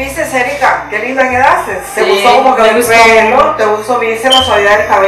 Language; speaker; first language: Spanish; native; Spanish